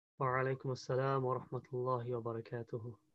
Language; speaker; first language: Arabic; non-native, learner; English